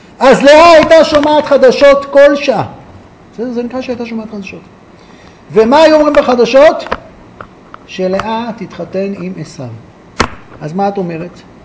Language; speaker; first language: Hebrew; native; Hebrew